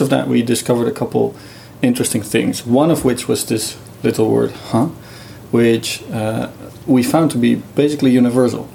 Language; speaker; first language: English; non-native, fluent; Dutch